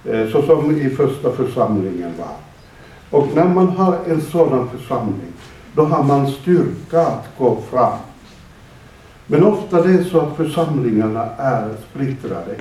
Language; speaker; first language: Swedish; non-native, fluent; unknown